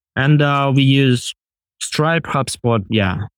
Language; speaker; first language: English; non-native, fluent; Russian